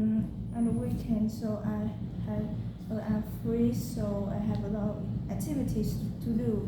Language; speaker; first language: English; non-native, learner; Vietnamese